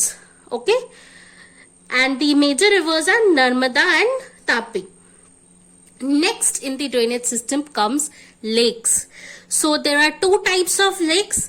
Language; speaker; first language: English; non-native, local second language; Hindi